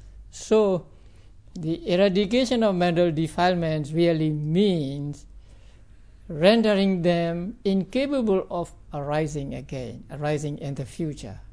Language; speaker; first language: English; non-native, fluent; Burmese